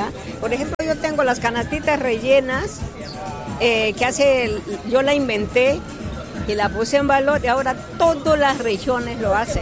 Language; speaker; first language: Spanish; native; Spanish